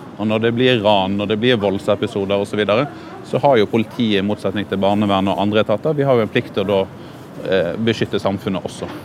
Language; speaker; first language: Norwegian; native; Norwegian